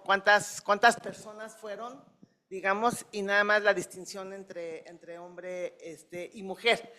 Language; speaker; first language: Spanish; native; Spanish